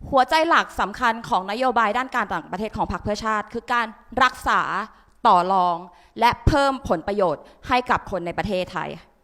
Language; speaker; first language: Thai; native; Thai